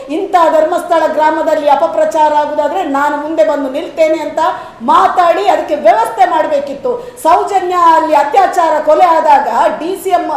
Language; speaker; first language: Kannada; native; Kannada